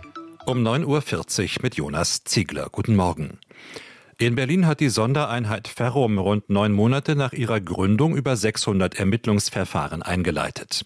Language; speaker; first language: German; native; German